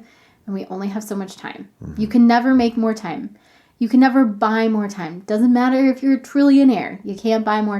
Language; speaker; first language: English; native; English